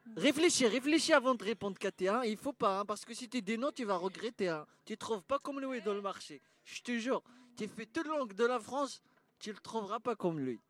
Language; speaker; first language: French; non-native, local second language; Arabic